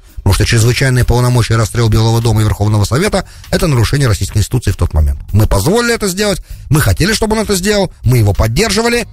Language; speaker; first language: Russian; native; Russian